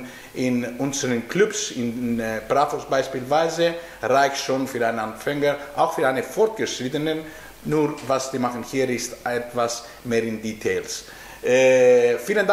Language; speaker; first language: German; non-native, fluent; Greek